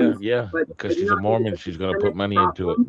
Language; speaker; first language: English; native; English